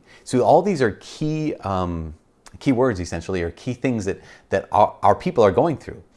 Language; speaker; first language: English; native; English